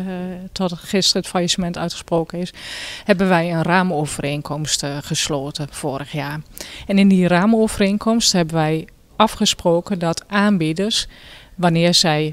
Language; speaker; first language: Dutch; native; Dutch